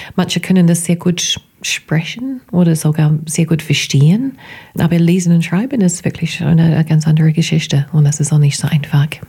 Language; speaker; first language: German; non-native, fluent; English